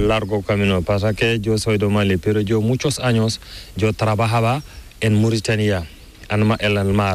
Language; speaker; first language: Spanish; non-native, learner; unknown